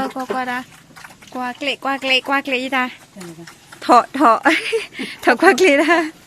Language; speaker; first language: Thai; non-native, local second language; S'gaw Karen